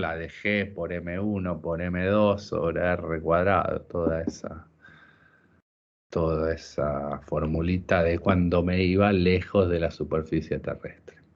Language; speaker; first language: Spanish; native; Spanish